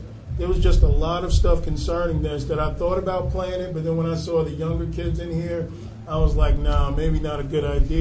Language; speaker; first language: English; native; English